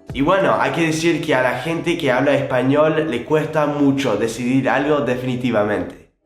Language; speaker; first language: Spanish; non-native, fluent; English